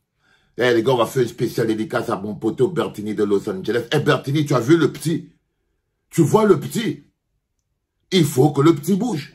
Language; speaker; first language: French; native; French